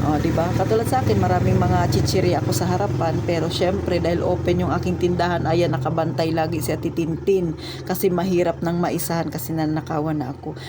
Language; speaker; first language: Filipino; non-native, local second language; Cebuano